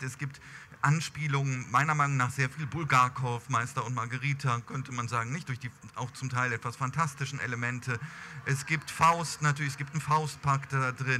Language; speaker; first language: German; native; German